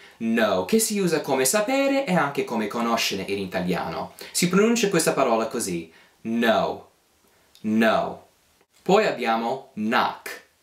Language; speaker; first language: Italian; non-native, fluent; English